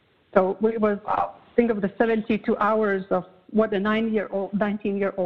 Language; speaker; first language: English; non-native, fluent; Latvian